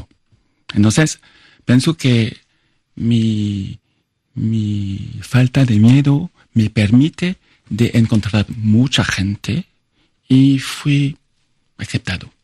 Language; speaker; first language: Spanish; non-native, fluent; French